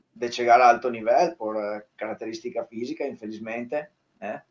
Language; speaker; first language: Portuguese; non-native, learner; Italian